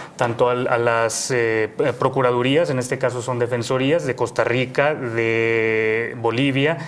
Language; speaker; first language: Spanish; native; Spanish